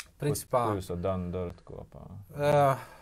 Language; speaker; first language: Latvian; native; Latvian